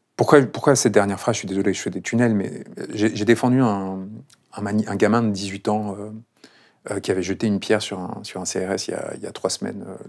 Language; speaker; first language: French; non-native, fluent; Spanish